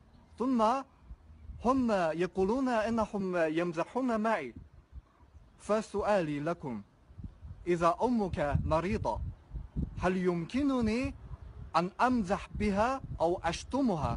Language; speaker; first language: Arabic; non-native, fluent; Chinese